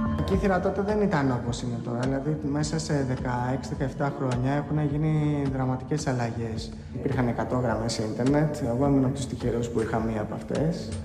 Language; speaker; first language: Greek; native; Greek